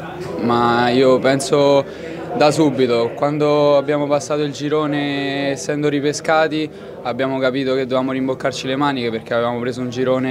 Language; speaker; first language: Italian; native; Italian